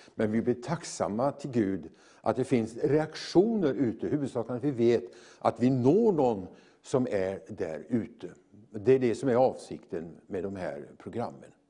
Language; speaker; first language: Swedish; native; Swedish